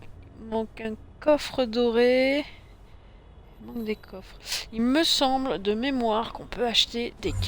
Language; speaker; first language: French; native; French